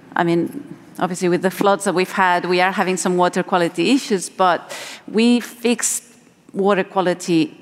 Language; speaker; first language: English; non-native, fluent; Spanish